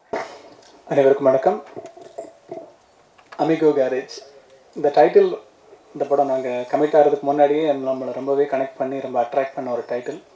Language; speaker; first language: Tamil; native; Tamil